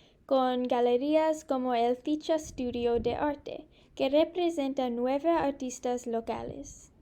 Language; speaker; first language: Spanish; non-native, learner; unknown